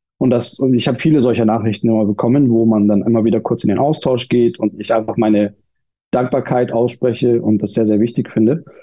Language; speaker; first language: German; early bilingual, other home language; Turkish